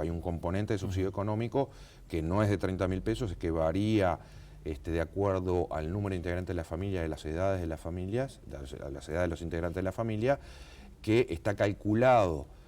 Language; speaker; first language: Spanish; native; Spanish